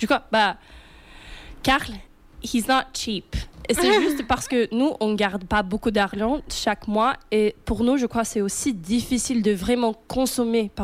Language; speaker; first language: French; non-native, learner; Swedish